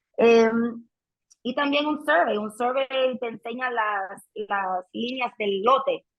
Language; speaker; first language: Spanish; early bilingual, heritage; Spanish